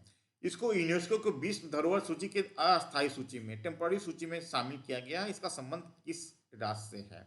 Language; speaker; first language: Hindi; native; Hindi